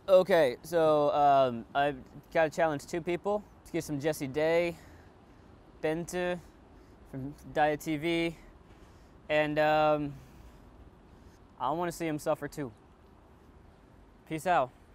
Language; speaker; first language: English; native; English